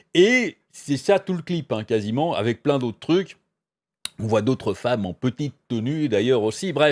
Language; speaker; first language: French; native; French